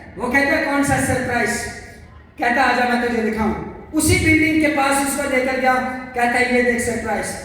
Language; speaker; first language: Urdu; non-native, local second language; Punjabi